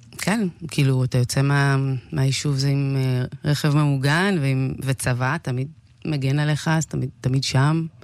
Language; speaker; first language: Hebrew; early bilingual, other home language; Amharic